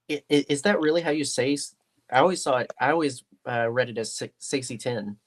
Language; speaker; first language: English; native; English